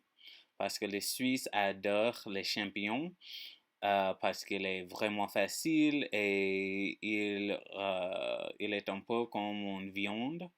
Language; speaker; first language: French; non-native, learner; English